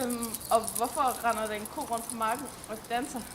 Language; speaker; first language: Danish; native; Danish